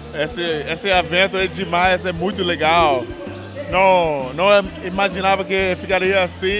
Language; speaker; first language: Portuguese; non-native, fluent; English